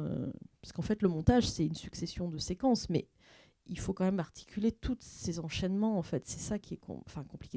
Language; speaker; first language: French; native; French